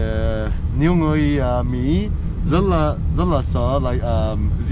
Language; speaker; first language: Vietnamese; non-native, learner; English